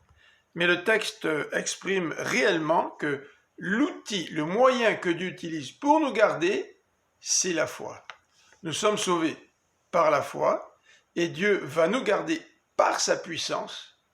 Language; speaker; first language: French; native; French